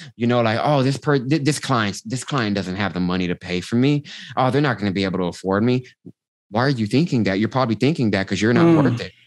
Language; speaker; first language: English; native; English